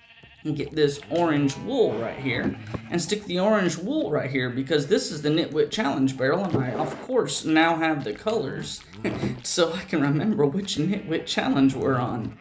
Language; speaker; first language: English; native; English